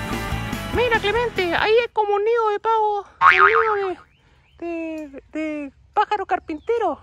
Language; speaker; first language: Spanish; native; Spanish